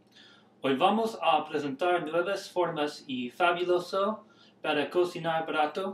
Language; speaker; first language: Spanish; non-native, learner; English